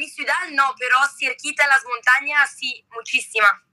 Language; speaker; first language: Spanish; non-native, learner; Italian